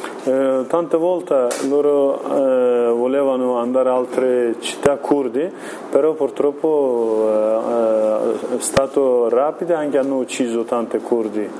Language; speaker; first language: Italian; non-native, learner; Kurdish